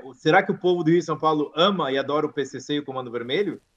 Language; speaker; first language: Portuguese; native; Portuguese